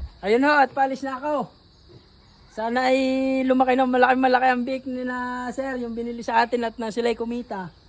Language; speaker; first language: Filipino; native; Filipino